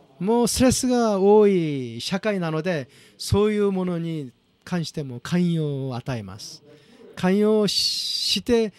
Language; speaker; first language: Japanese; non-native, fluent; Korean